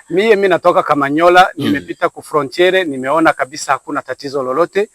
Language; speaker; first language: Swahili; non-native, local second language; Kinyarwanda